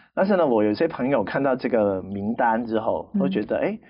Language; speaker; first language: Chinese; non-native, local second language; Cantonese